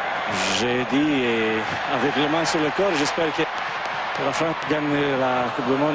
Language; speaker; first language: French; non-native, fluent; Romanian